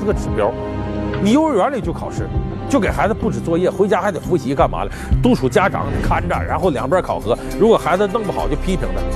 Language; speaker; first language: Chinese; native; Chinese